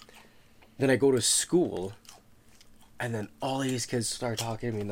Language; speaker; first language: English; native; English